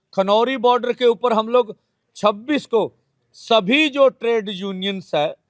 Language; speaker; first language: Hindi; non-native, local second language; Punjabi